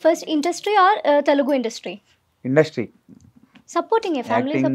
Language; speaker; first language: Telugu; non-native, learner; Malayalam